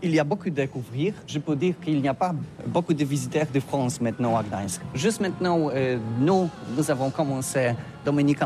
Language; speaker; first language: French; non-native, learner; Polish